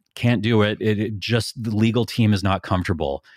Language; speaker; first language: English; native; English